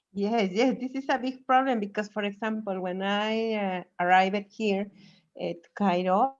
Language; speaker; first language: English; non-native, fluent; Spanish